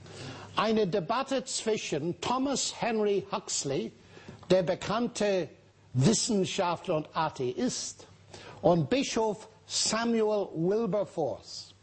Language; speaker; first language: German; non-native, fluent; English